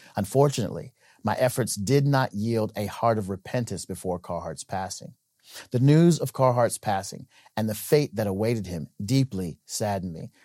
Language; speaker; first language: English; native; English